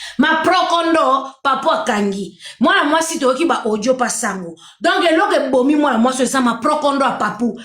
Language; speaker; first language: Lingala; native; Lingala